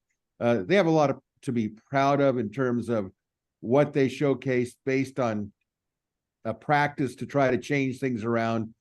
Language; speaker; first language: English; native; English